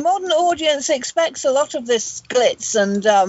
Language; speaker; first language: English; native; English